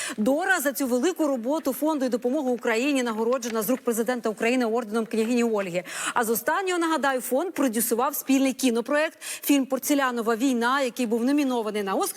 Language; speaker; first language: Ukrainian; native; Ukrainian